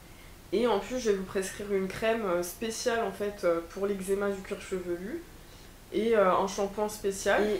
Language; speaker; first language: French; native; French